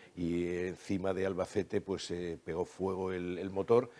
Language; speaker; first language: Spanish; native; Spanish